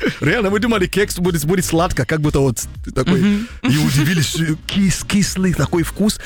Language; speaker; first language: Russian; non-native, fluent; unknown